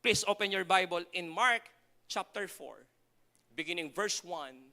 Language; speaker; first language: English; non-native, local second language; Filipino